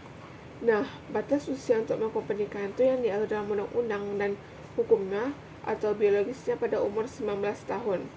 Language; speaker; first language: Indonesian; native; Indonesian